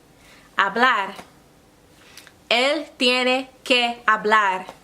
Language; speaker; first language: Spanish; non-native, fluent; English